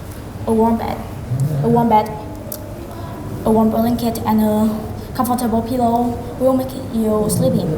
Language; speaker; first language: English; non-native, learner; Vietnamese